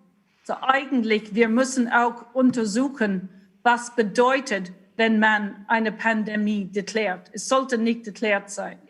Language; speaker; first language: German; non-native, fluent; English